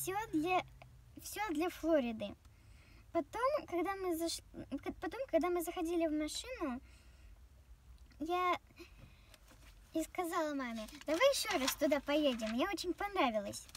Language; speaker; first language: Russian; early bilingual, heritage; Russian